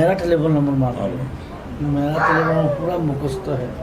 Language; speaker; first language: Hindi; non-native, local second language; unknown